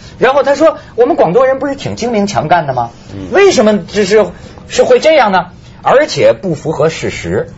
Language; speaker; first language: Chinese; native; Chinese